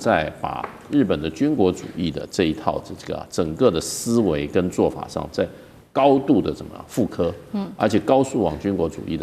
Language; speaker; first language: Chinese; native; Chinese